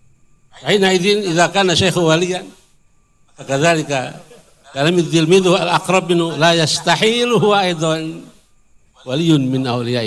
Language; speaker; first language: Arabic; non-native, fluent; Indonesian